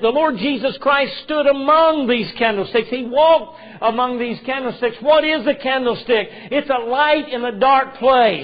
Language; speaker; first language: English; native; English